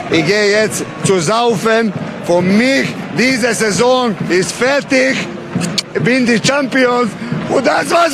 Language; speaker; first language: German; non-native, fluent; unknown